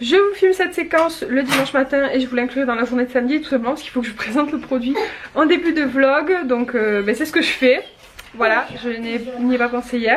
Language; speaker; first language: French; native; French